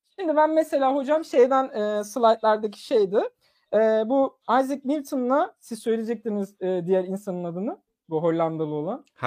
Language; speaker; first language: Turkish; early bilingual, other home language; German